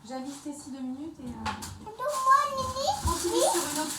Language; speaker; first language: French; native; French